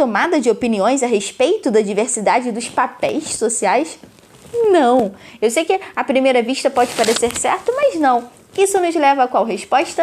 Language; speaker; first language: Portuguese; native; Portuguese